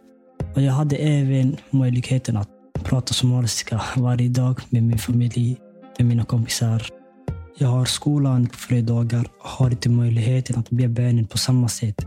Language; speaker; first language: Swedish; early bilingual, other home language; Somali